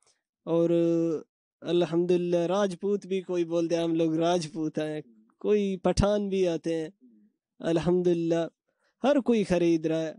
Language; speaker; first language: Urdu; non-native, local second language; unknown